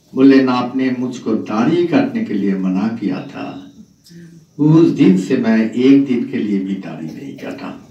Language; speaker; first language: Hindi; non-native, local second language; Bangla